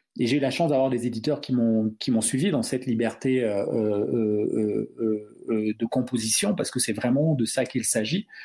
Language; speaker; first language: French; non-native, local second language; Duala